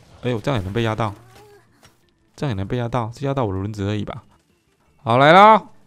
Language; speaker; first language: Chinese; native; Chinese